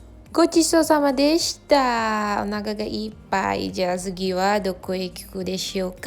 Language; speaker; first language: Japanese; non-native, learner; Indonesian